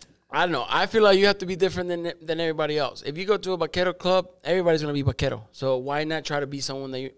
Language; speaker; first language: English; early bilingual, other home language; Spanish